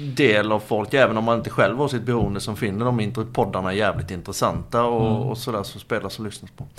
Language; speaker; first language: Swedish; native; Swedish